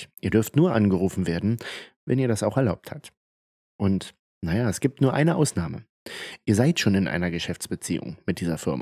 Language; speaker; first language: German; native; German